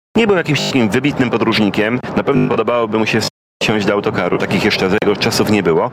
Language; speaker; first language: Polish; native; Polish